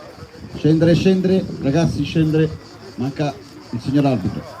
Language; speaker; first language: Italian; native; Italian